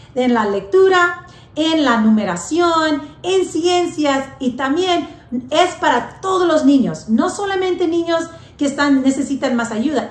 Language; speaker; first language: Spanish; early bilingual, heritage; English